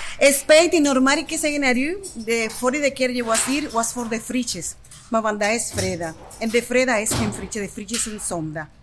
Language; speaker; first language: Dutch; non-native, learner; Spanish